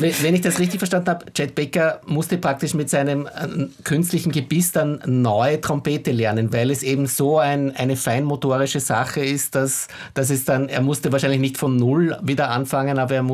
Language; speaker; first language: German; native; German